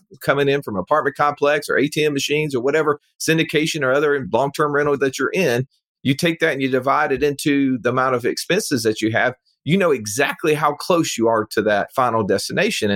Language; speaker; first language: English; native; English